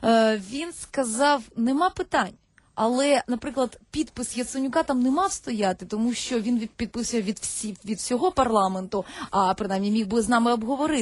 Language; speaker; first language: Ukrainian; native; Ukrainian